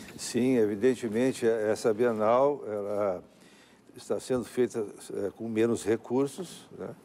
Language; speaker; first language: Portuguese; native; Portuguese